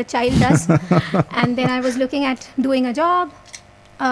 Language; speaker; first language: English; non-native, local second language; Hindi